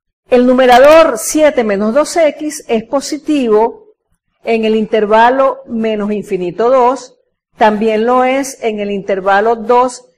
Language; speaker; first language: Spanish; native; Spanish